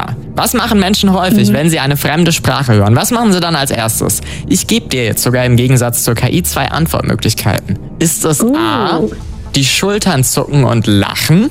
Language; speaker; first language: German; native; German